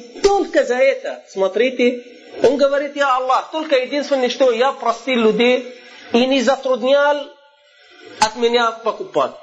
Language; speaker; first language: Russian; non-native, fluent; Arabic